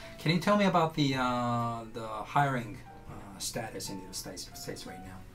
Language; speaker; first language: English; non-native, fluent; Japanese